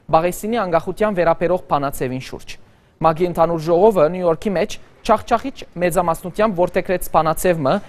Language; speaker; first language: Armenian; early bilingual, heritage; Armenian